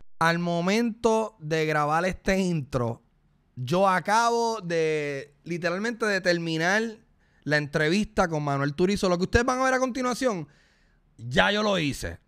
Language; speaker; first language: Spanish; native; Spanish